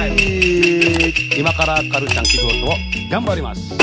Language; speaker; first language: Japanese; non-native, local second language; Indonesian